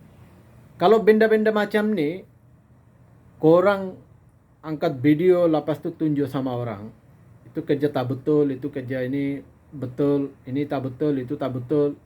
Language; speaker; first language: Indonesian; non-native, fluent; Bangla